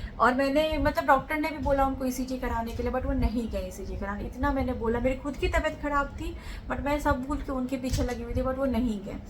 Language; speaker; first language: Hindi; native; Hindi